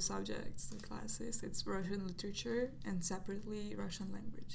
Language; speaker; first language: English; non-native, fluent; Russian